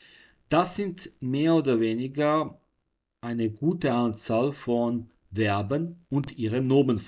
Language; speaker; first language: German; non-native, fluent; Serbian